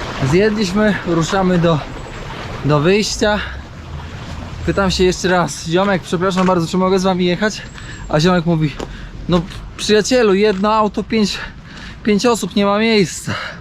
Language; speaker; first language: Polish; native; Polish